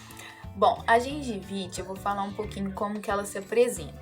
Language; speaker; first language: Portuguese; native; Portuguese